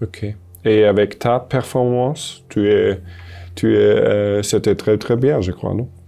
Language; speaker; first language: French; non-native, fluent; German